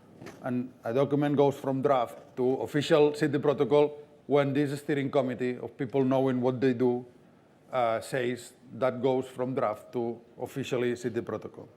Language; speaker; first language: English; non-native, fluent; Catalan